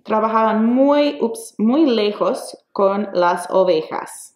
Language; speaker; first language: Spanish; non-native, fluent; English